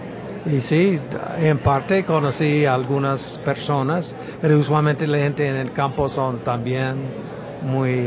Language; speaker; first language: Spanish; non-native, fluent; English